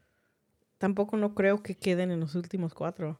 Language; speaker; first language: Spanish; early bilingual, heritage; Spanish